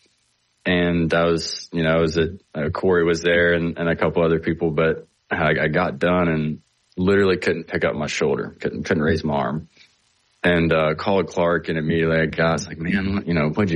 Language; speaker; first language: English; native; English